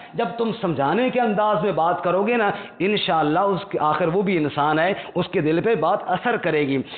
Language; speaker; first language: Urdu; non-native, local second language; Punjabi